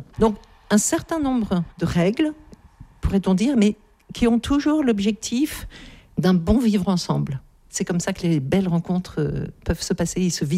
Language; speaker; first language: French; native; French